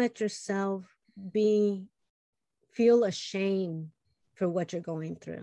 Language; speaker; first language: English; early bilingual, other home language; Spanish